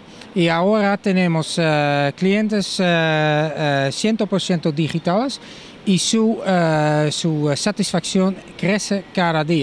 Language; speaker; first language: Spanish; non-native, learner; Dutch